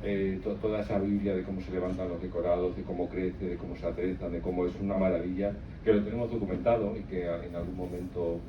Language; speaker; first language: Spanish; native; Spanish